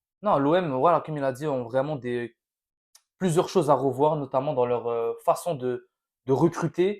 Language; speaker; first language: French; native; French